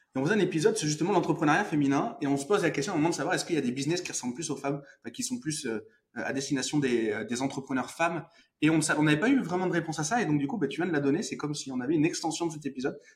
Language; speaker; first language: French; native; French